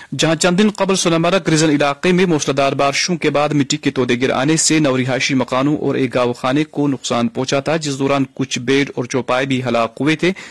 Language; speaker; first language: Urdu; non-native, local second language; Kashmiri